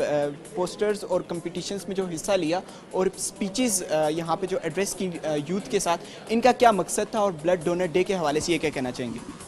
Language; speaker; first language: Urdu; native; Urdu